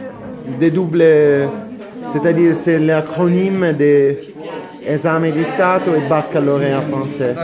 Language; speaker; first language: French; non-native, fluent; Italian